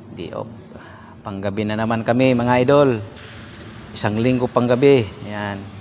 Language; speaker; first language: Filipino; native; Filipino